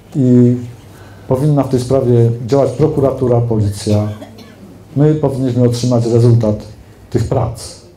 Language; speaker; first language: Polish; native; Polish